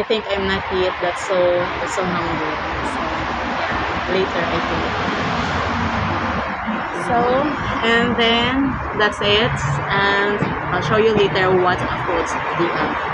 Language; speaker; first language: English; non-native, learner; Filipino